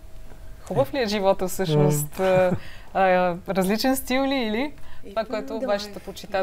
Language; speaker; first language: Bulgarian; native; Bulgarian